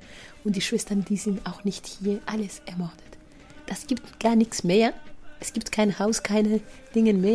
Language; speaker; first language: German; non-native, fluent; Kinyarwanda